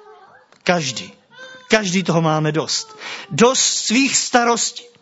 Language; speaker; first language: Czech; native; Czech